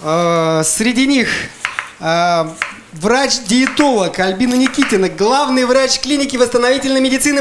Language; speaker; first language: Russian; native; Russian